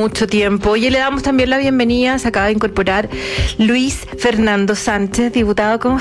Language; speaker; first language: Spanish; native; Spanish